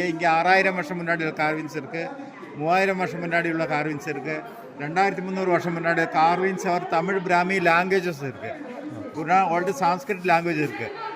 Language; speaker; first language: Tamil; non-native, learner; Malayalam